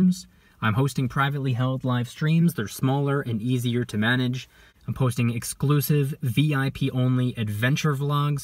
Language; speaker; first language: English; native; English